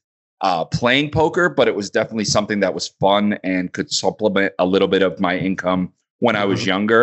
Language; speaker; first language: English; native; English